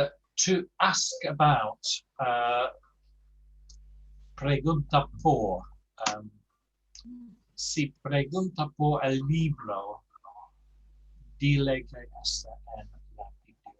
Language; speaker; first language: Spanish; non-native, learner; English